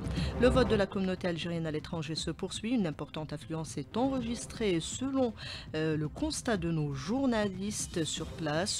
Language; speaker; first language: French; non-native, local second language; Arabic